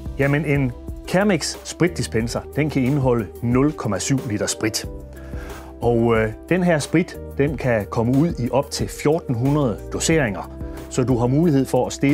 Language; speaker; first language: Danish; native; Danish